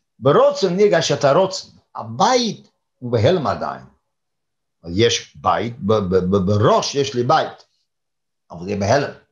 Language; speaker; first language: Hebrew; non-native, fluent; English